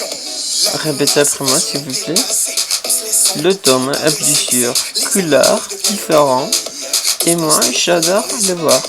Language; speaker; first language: French; non-native, fluent; Spanish